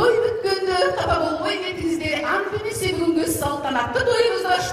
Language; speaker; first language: Kyrgyz; native; Kyrgyz